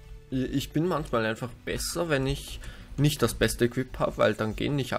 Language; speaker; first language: German; native; German